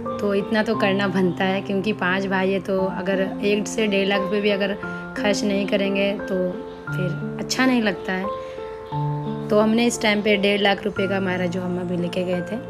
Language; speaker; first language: Hindi; non-native, local second language; Bangla